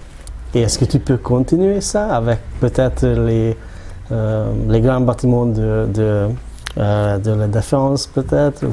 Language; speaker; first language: French; non-native, learner; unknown